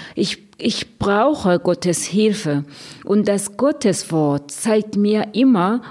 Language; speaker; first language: German; non-native, fluent; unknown